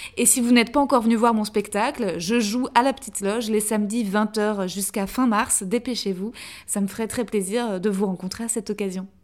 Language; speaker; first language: French; native; French